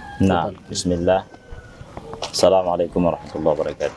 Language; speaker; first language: Arabic; non-native, fluent; Indonesian